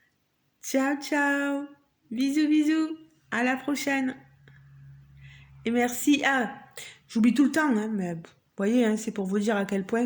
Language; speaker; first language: French; native; French